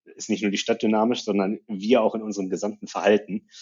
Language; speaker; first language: German; native; German